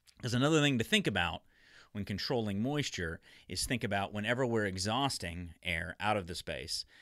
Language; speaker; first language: English; native; English